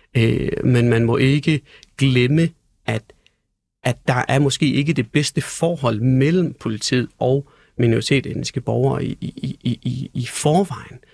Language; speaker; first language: Danish; early bilingual, other home language; Persian